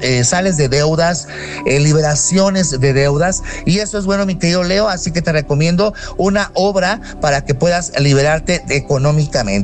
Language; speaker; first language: Spanish; native; Spanish